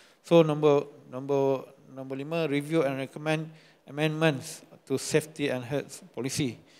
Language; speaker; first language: English; non-native, local second language; Malay